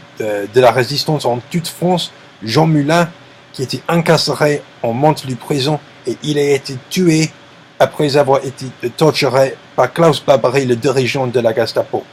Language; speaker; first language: French; non-native, learner; English